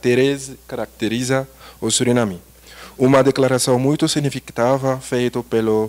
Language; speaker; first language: Portuguese; non-native, learner; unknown